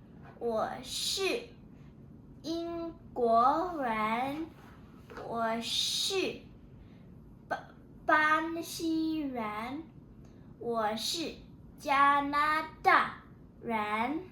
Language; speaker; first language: Chinese; non-native, learner; English